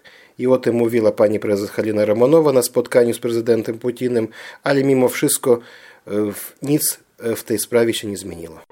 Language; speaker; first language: Polish; early bilingual, heritage; Polish